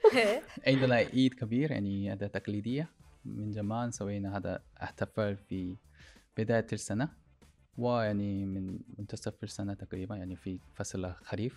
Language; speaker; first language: Arabic; non-native, learner; Korean